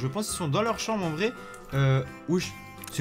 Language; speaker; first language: French; native; French